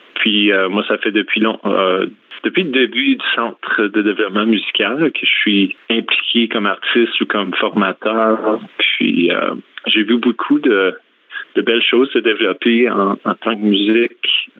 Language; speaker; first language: French; native; French